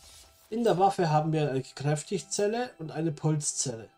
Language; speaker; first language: German; native; German